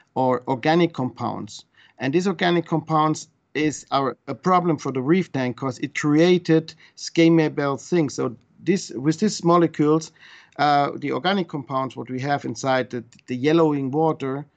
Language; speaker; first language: English; non-native, fluent; German